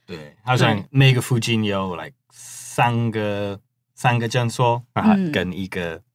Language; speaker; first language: Chinese; non-native, fluent; English